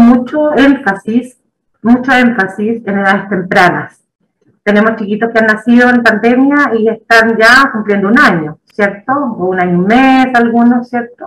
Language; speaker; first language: Spanish; native; Spanish